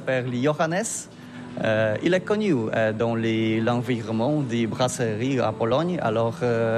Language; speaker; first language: French; non-native, learner; Polish